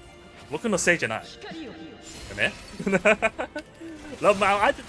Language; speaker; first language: Japanese; non-native, learner; English